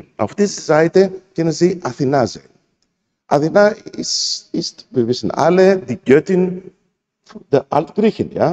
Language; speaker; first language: German; non-native, fluent; Greek